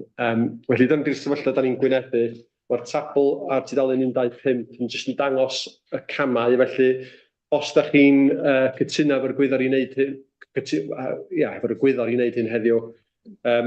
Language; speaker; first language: Welsh; native; Welsh